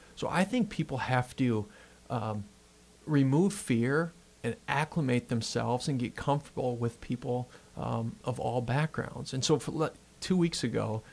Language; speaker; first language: English; native; English